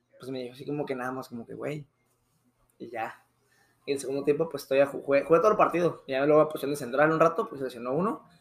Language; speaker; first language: Spanish; native; Spanish